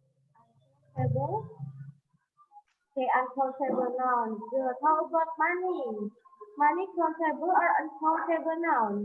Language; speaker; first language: English; non-native, fluent; Indonesian